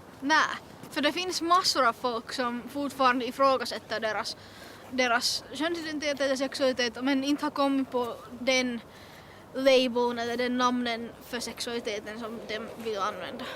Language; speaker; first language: Swedish; non-native, local second language; Finnish